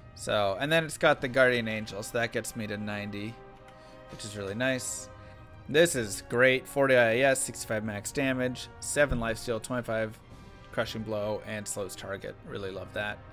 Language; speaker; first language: English; native; English